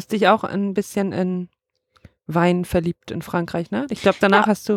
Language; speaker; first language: German; native; German